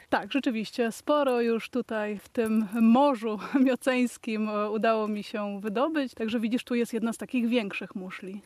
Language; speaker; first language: Polish; native; Polish